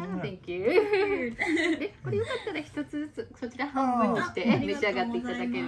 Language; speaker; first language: Japanese; native; Japanese